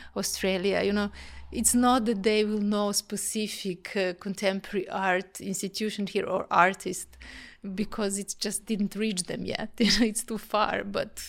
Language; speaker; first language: English; non-native, fluent; Serbian